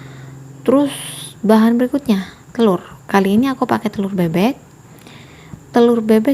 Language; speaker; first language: Indonesian; native; Indonesian